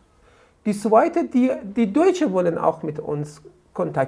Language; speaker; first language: German; non-native, learner; Persian